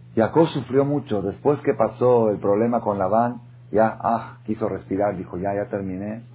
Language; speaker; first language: Spanish; non-native, fluent; Hebrew